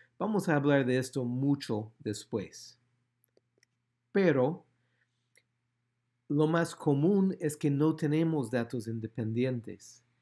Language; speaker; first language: Spanish; non-native, fluent; English